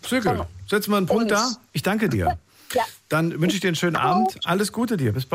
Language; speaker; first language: German; native; German